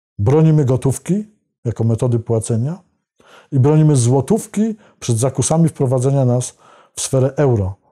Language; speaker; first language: Polish; native; Polish